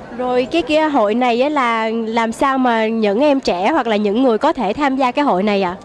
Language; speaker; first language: Vietnamese; early bilingual, heritage; Vietnamese